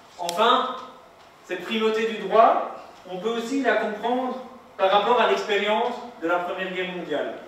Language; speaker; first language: French; native; French